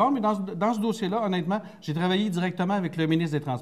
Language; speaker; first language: French; native; French